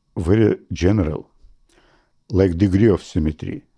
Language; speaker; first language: English; non-native, fluent; Russian